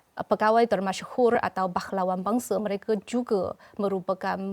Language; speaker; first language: Malay; non-native, fluent; Chinese